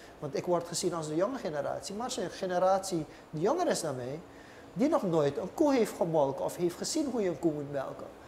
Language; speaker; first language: Dutch; native; Dutch